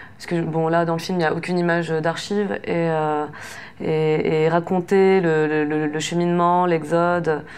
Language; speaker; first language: French; native; French